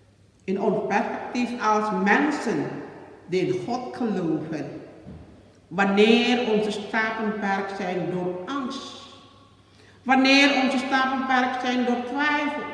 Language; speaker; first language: Dutch; non-native, learner; Indonesian